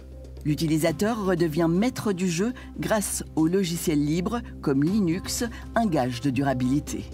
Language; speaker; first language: French; native; French